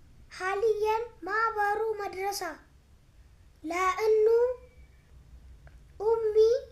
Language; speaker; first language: Arabic; non-native, learner; Amharic